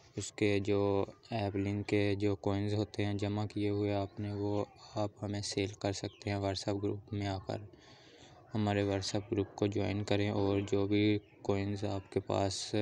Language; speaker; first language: Urdu; non-native, local second language; Punjabi